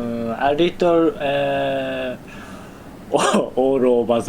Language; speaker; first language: English; non-native, learner; Japanese